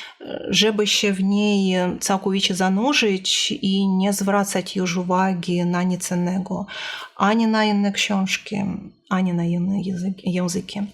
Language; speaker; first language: Polish; non-native, fluent; Russian